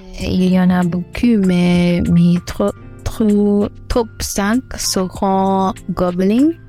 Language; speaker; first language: French; non-native, learner; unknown